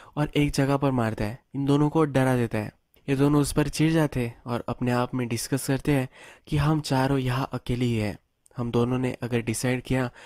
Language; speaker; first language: Hindi; native; Hindi